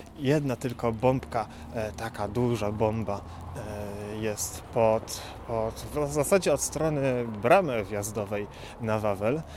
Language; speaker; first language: Polish; native; Polish